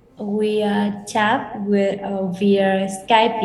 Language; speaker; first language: English; non-native, learner; Vietnamese